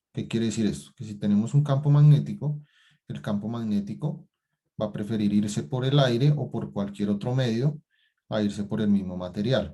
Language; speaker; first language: Spanish; native; Spanish